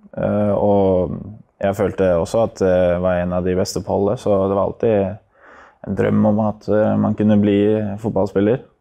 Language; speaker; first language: Norwegian; native; Norwegian